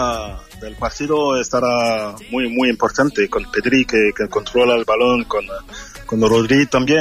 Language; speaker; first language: Spanish; non-native, learner; French